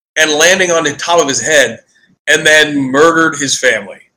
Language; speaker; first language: English; native; English